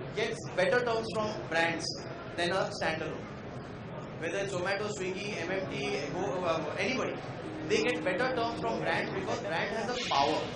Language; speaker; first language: English; non-native, local second language; Konkani